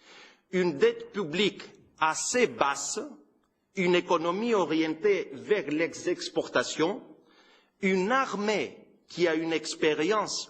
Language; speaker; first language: French; non-native, fluent; Greek